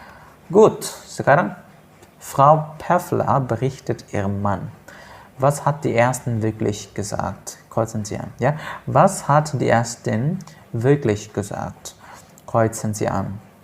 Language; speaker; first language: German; non-native, fluent; Indonesian